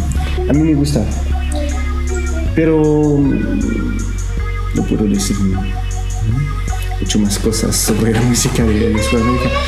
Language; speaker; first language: Spanish; non-native, learner; French